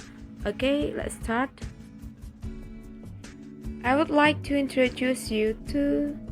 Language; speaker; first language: English; non-native, fluent; Indonesian